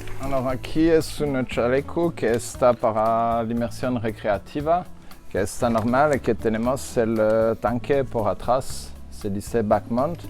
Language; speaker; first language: Spanish; non-native, learner; French